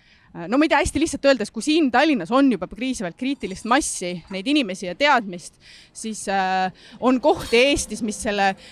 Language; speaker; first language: Estonian; native; Estonian